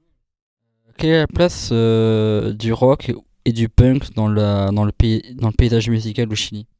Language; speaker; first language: French; native; French